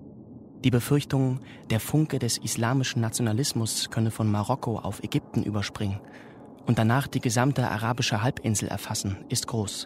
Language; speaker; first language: German; native; German